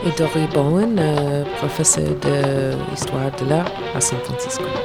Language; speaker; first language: French; non-native, learner; English